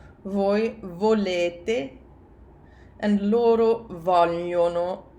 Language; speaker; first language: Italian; non-native, fluent; English